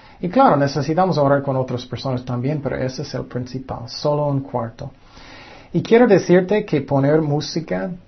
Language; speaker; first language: Spanish; non-native, fluent; English